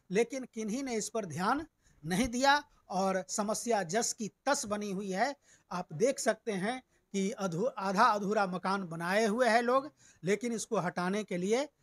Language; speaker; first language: Hindi; native; Hindi